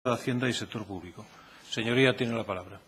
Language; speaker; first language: Spanish; native; Spanish